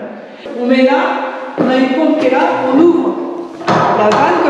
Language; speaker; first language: French; native; French